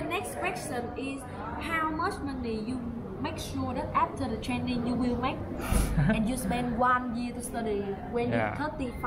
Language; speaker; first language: English; non-native, learner; Vietnamese